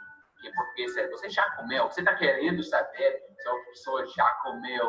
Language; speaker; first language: Portuguese; non-native, fluent; English